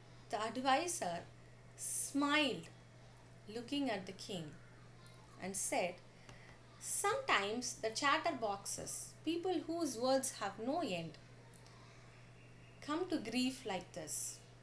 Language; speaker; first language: English; non-native, local second language; Tamil